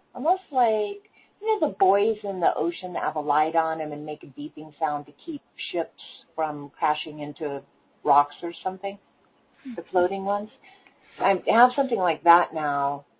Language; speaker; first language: English; native; English